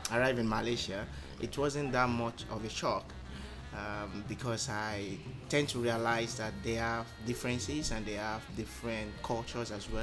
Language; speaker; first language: English; non-native, local second language; Yoruba